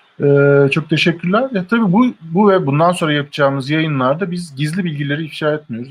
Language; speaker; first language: Turkish; native; Turkish